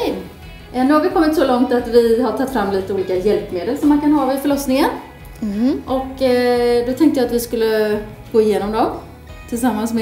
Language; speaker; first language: Swedish; native; Swedish